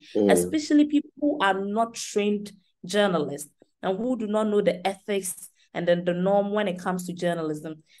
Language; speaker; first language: English; non-native, local second language; Akan